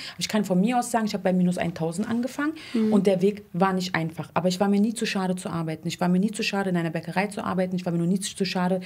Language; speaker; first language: German; early bilingual, other home language; Turkish